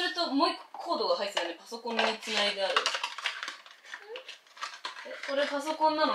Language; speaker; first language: Japanese; native; Japanese